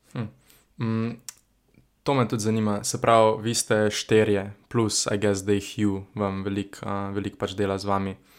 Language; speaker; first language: Slovenian; native; Slovenian